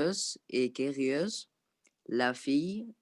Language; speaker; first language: French; non-native, learner; Arabic